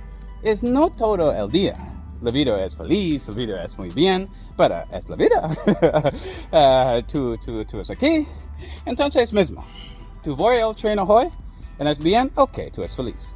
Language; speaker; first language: Spanish; non-native, learner; English